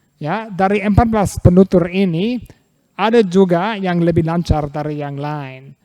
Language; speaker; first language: Indonesian; non-native, fluent; English